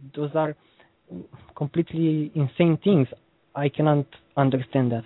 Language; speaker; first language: English; non-native, learner; Romanian